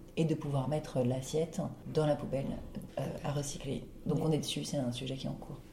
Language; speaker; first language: French; non-native, fluent; Portuguese